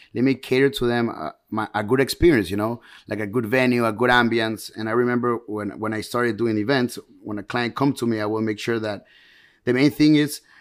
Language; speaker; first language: English; early bilingual, heritage; Spanish